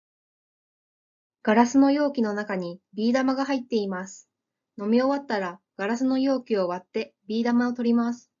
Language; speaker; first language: Japanese; native; Japanese